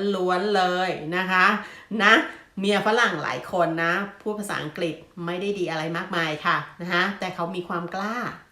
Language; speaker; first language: Thai; native; Thai